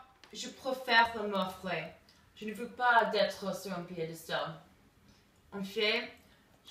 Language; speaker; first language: French; non-native, learner; English